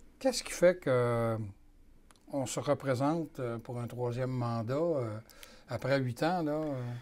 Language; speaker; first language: French; native; French